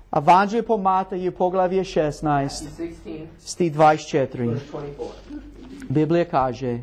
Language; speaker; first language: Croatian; non-native, learner; English